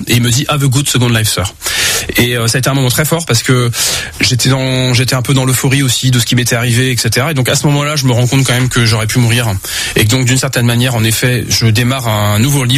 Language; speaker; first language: French; native; French